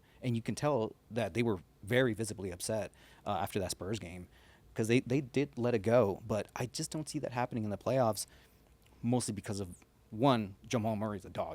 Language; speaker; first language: English; native; English